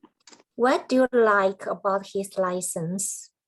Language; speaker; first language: English; non-native, learner; Chinese